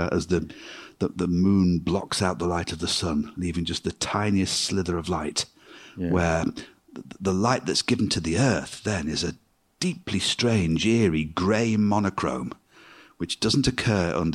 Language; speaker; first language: English; native; English